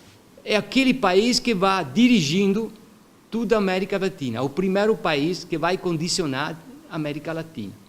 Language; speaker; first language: Portuguese; non-native, fluent; Italian